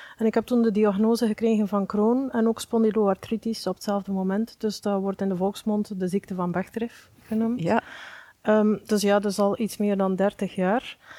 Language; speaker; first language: Dutch; native; Dutch